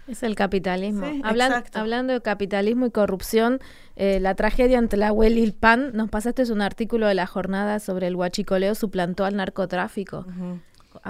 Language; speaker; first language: Spanish; native; Spanish